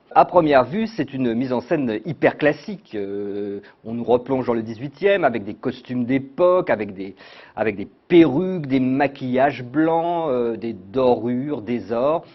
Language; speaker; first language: French; native; French